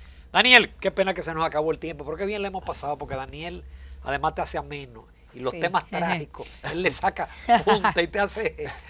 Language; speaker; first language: Spanish; native; Spanish